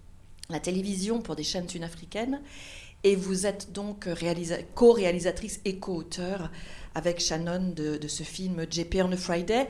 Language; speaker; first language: French; native; French